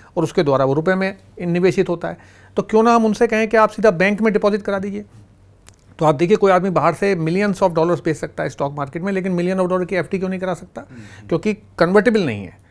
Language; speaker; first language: Hindi; native; Hindi